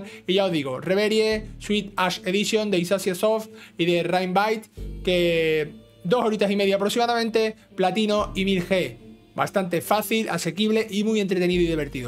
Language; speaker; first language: Spanish; native; Spanish